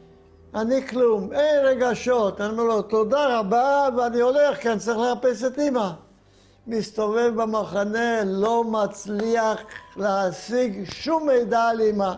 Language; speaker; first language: Hebrew; non-native, fluent; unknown